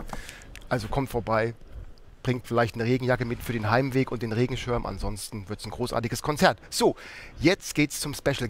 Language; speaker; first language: German; native; German